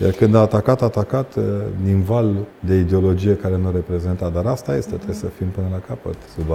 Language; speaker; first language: Romanian; native; Romanian